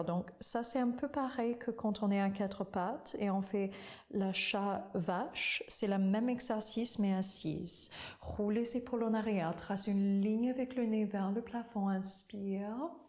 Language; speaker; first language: French; non-native, fluent; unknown